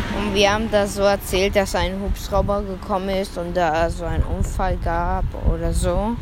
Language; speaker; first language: German; early bilingual, other home language; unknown